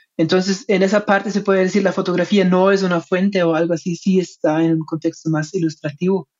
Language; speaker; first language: Spanish; non-native, fluent; German